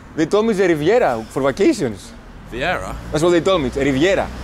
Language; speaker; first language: English; non-native, fluent; Greek